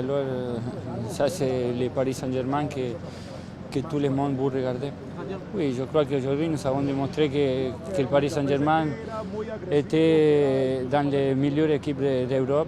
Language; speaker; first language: French; non-native, fluent; Spanish